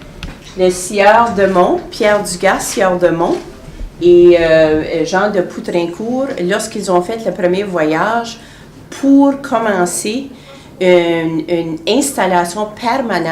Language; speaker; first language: French; native; French